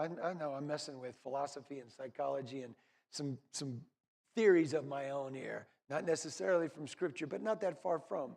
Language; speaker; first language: English; native; English